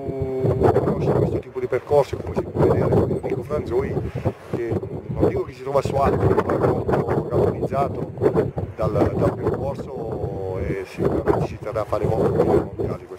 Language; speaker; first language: Italian; native; Italian